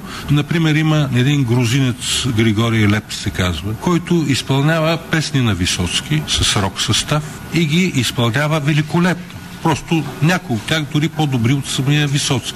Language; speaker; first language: Bulgarian; native; Bulgarian